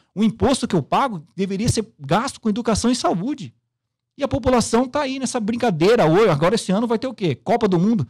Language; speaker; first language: Portuguese; native; Portuguese